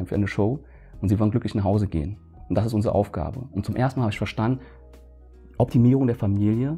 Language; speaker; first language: German; early bilingual, other home language; Vietnamese